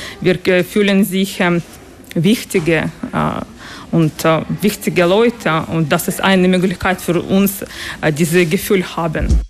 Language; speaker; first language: German; non-native, learner; Russian